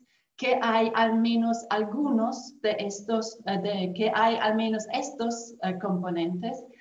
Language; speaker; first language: Spanish; non-native, fluent; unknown